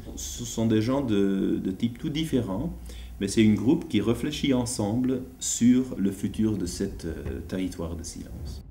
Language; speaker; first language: French; non-native, fluent; Dutch